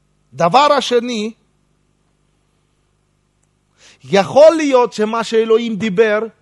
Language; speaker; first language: Hebrew; non-native, fluent; Russian